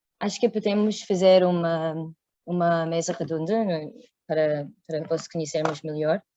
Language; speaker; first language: Portuguese; non-native, fluent; English